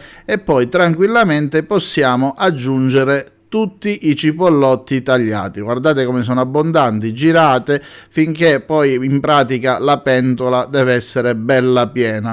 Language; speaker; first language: Italian; native; Italian